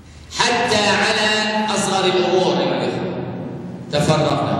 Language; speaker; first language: Arabic; native; Arabic